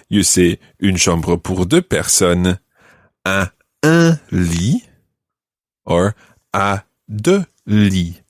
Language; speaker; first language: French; non-native, fluent; English